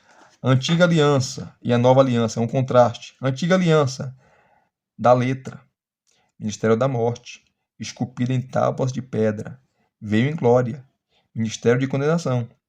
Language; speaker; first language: Portuguese; native; Portuguese